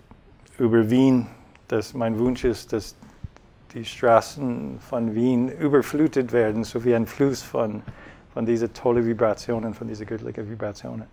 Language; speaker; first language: German; non-native, fluent; English